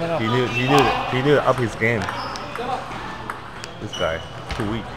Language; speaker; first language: English; non-native, learner; Chinese